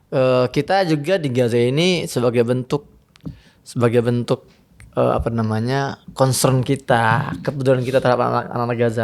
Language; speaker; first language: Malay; non-native, fluent; Arabic